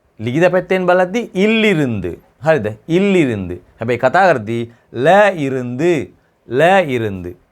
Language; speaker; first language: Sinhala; non-native, local second language; Tamil